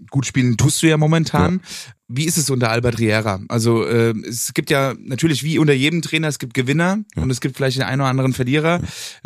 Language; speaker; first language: German; native; German